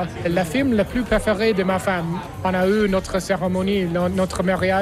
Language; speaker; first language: French; non-native, fluent; English